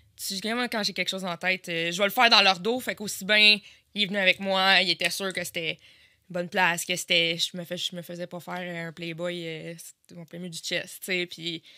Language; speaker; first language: French; native; French